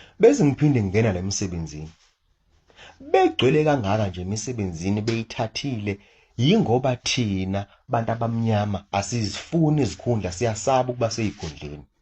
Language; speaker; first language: Zulu; native; Zulu